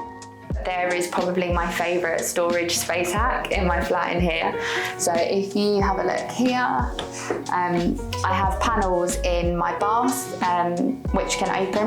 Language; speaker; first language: English; native; English